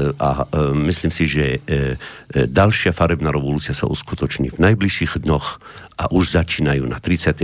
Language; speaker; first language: Slovak; non-native, fluent; Arabic